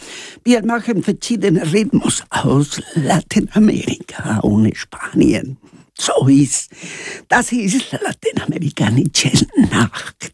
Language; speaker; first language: German; non-native, fluent; Spanish